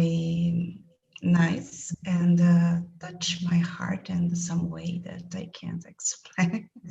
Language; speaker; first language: English; non-native, learner; Portuguese